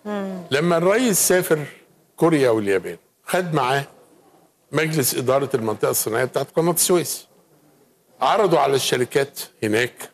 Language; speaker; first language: Arabic; native; Arabic